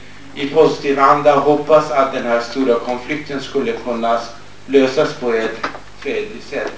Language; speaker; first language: Swedish; non-native, fluent; Kurdish